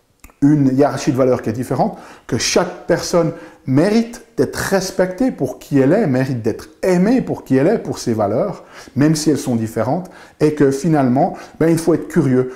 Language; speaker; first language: French; native; French